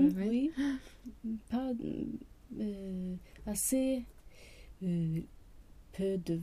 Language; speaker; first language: French; non-native, learner; Swedish